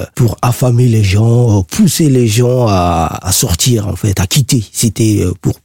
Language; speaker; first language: French; non-native, local second language; Sango